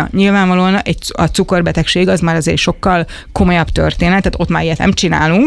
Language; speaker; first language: Hungarian; native; Hungarian